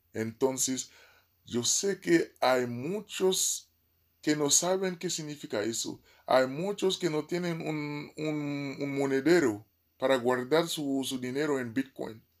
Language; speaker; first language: Spanish; non-native, fluent; Haitian Creole